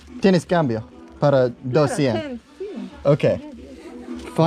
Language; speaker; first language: Spanish; non-native, learner; English